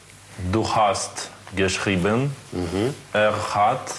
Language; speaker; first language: German; non-native, learner; Russian